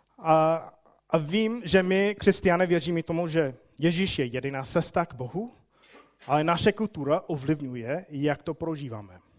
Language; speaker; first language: Czech; non-native, fluent; English